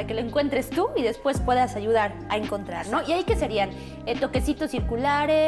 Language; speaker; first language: Spanish; native; Spanish